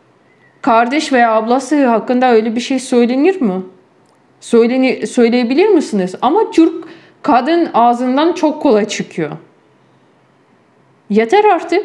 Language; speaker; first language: Turkish; non-native, fluent; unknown